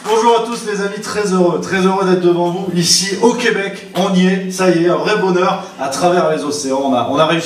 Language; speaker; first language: French; native; French